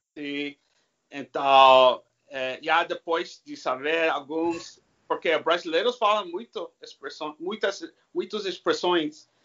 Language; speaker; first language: Portuguese; non-native, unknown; English